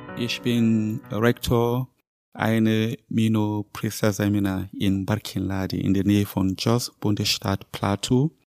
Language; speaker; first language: German; non-native, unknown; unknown